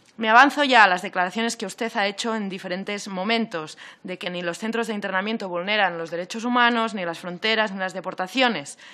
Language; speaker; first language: Spanish; non-native, local second language; Catalan